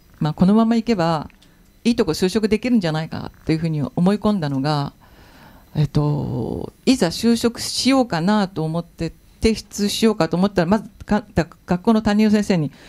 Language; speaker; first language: Japanese; native; Japanese